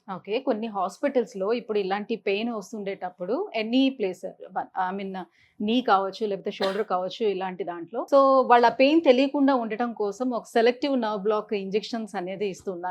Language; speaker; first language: Telugu; native; Telugu